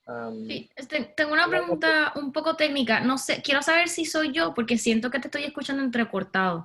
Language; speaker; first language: Spanish; early bilingual, heritage; Spanish